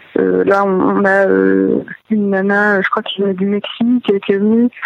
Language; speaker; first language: French; native; French